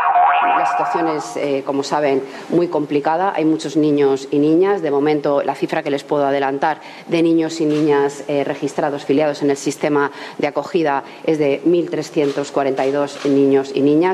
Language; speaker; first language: Spanish; native; Spanish